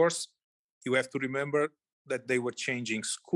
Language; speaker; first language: English; non-native, fluent; Portuguese